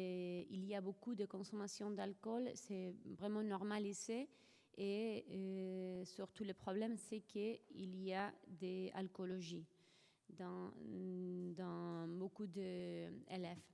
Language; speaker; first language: French; non-native, fluent; Spanish